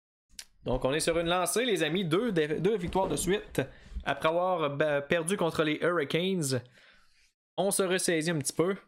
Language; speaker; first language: French; native; French